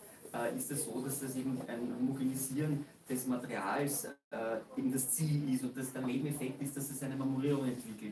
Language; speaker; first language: German; native; German